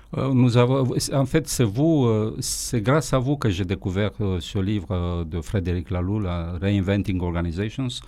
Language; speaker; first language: French; non-native, fluent; Romanian